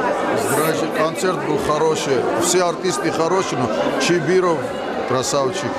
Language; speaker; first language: Russian; non-native, local second language; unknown